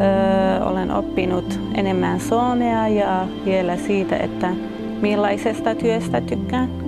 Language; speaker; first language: Finnish; non-native, learner; Persian